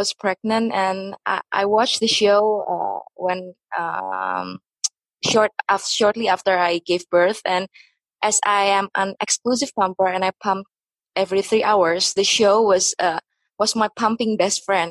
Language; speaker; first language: English; non-native, fluent; Indonesian